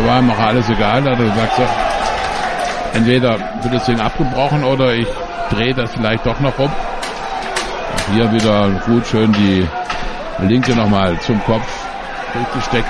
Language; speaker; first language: German; native; German